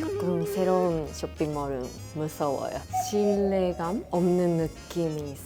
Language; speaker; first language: Korean; non-native, learner; Japanese